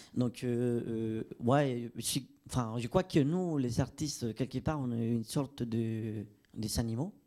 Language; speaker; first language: French; non-native, fluent; Spanish